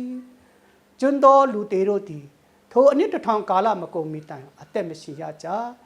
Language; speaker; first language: Burmese; non-native, local second language; Thado Chin